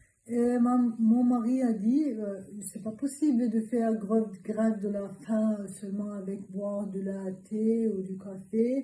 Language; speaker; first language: French; non-native, learner; Turkish